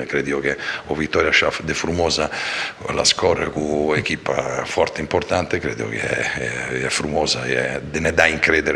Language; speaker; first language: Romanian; non-native, fluent; Italian